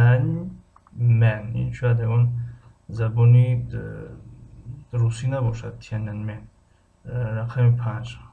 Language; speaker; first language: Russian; non-native, fluent; Tajik